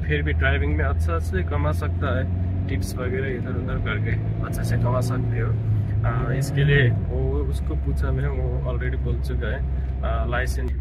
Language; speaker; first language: Hindi; non-native, learner; Nepali